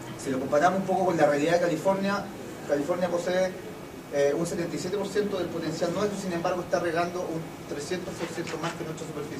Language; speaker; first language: Spanish; native; Spanish